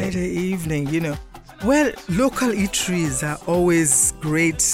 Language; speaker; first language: English; non-native, local second language; Yoruba